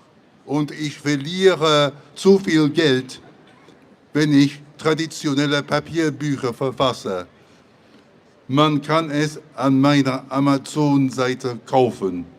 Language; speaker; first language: German; non-native, fluent; English